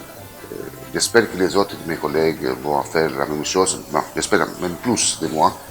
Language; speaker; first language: French; non-native, fluent; Italian